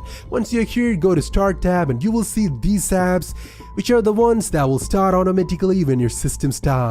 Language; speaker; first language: English; non-native, fluent; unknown